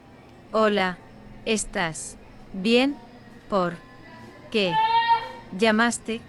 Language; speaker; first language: Spanish; non-native, learner; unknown